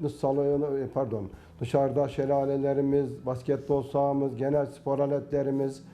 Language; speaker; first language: Turkish; native; Turkish